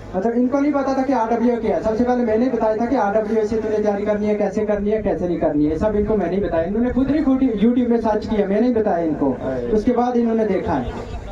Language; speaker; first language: Hindi; non-native, local second language; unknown